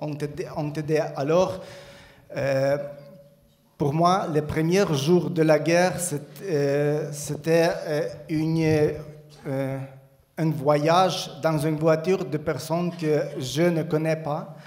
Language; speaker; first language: French; non-native, learner; Ukrainian